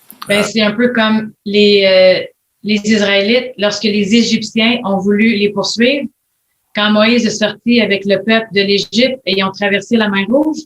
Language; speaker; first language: French; native; French